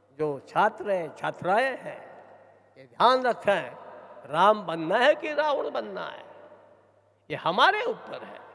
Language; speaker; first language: Hindi; non-native, local second language; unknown